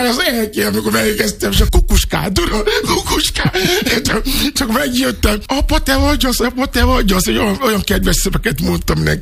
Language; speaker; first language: Hungarian; non-native, learner; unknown